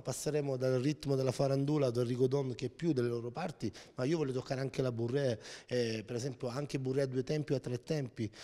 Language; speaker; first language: Italian; native; Italian